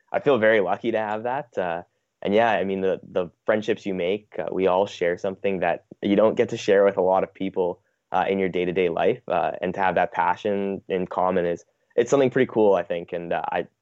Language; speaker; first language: English; native; English